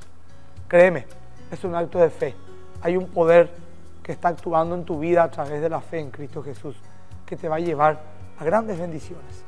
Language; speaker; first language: Spanish; native; Spanish